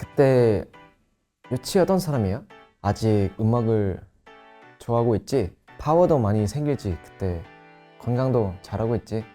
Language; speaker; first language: Korean; non-native, fluent; Thai